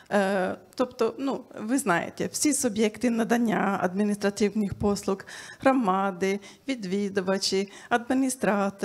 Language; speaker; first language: Ukrainian; non-native, fluent; Swedish